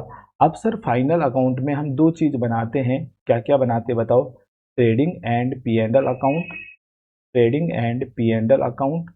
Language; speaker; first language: Hindi; native; Hindi